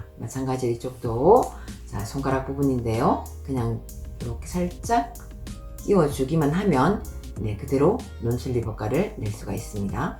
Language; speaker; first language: Korean; native; Korean